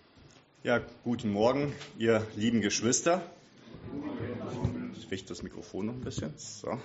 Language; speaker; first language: German; native; German